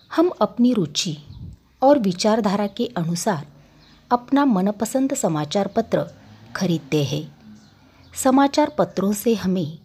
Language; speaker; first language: Hindi; non-native, local second language; Marathi